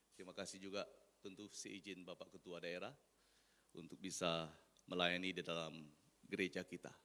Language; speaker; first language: Indonesian; non-native, local second language; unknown